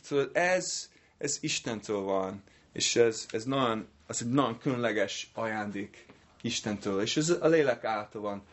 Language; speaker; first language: Hungarian; non-native, fluent; English